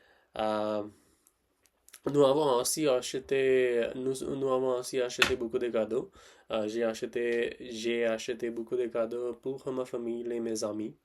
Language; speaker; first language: French; non-native, learner; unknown